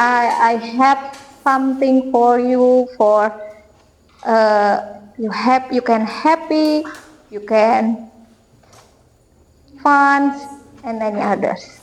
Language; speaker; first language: English; non-native, learner; Indonesian